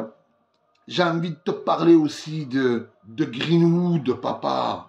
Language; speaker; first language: French; native; French